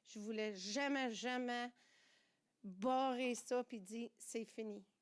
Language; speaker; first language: French; non-native, fluent; English